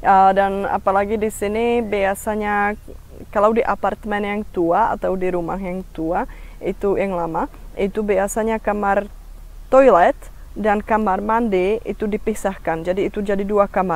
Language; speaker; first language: Indonesian; non-native, fluent; Czech